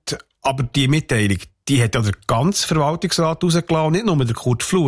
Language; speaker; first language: German; native; German